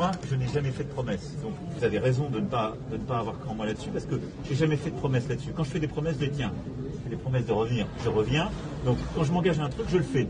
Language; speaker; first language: French; native; French